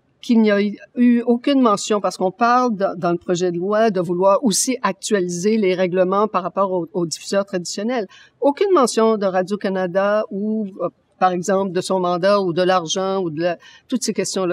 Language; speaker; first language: French; native; French